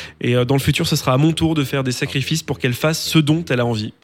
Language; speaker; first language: French; non-native, local second language; English